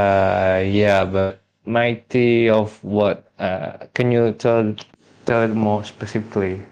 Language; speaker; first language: English; non-native, fluent; Indonesian